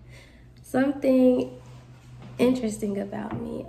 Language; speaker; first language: English; native; English